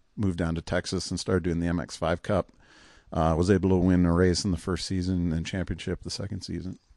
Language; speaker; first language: English; native; English